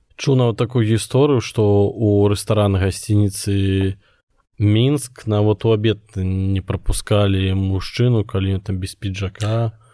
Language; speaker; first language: Belarusian; non-native, local second language; Russian